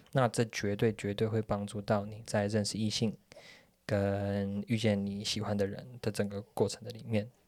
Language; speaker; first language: Chinese; early bilingual, heritage; Chinese